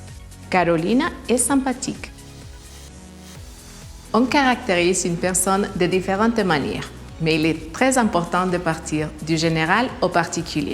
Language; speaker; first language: French; non-native, fluent; Spanish